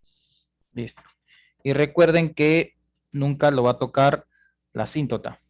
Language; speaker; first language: Spanish; native; Spanish